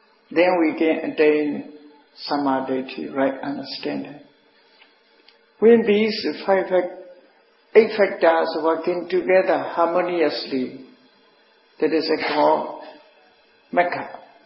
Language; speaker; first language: English; non-native, fluent; Burmese